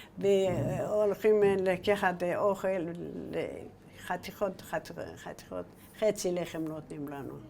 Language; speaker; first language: Hebrew; non-native, learner; Persian